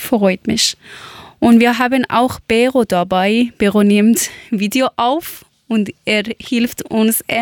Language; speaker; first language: German; non-native, local second language; Persian